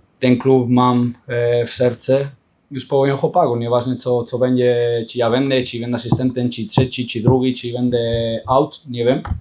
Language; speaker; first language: Polish; non-native, fluent; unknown